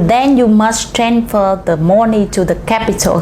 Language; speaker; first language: English; non-native, learner; Vietnamese